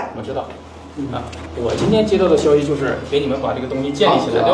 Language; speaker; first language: Chinese; native; Chinese